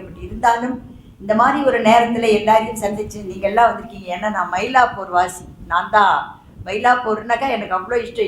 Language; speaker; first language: Tamil; native; Tamil